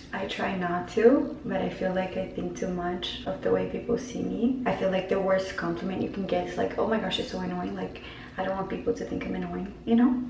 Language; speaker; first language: English; non-native, fluent; Portuguese